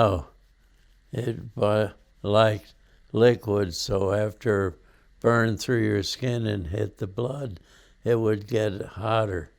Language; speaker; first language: English; native; English